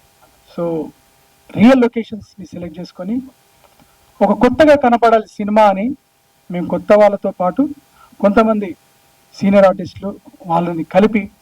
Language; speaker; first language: Telugu; native; Telugu